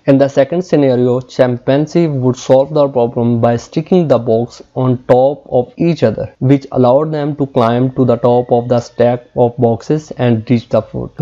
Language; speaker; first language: English; non-native, local second language; Urdu